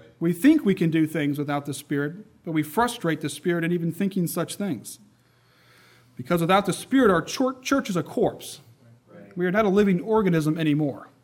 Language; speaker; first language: English; native; English